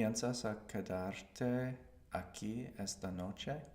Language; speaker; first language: Spanish; non-native, learner; English